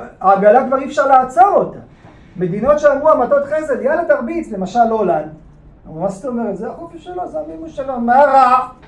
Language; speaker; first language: Hebrew; native; Hebrew